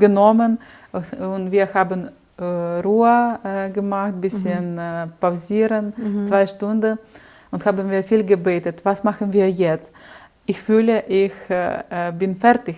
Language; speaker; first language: German; non-native, learner; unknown